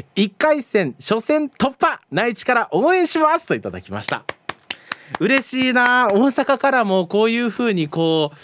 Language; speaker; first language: Japanese; native; Japanese